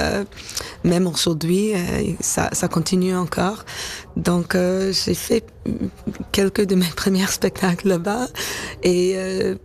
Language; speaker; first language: French; non-native, fluent; English